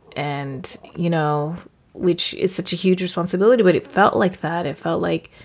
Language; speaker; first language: English; native; English